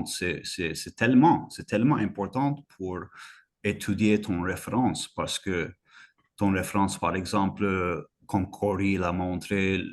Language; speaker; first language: French; non-native, fluent; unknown